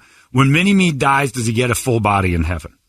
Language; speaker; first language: English; native; English